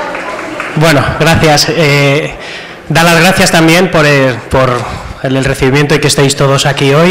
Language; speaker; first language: Spanish; native; Spanish